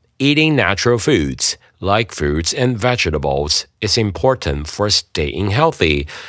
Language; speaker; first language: English; non-native, fluent; Chinese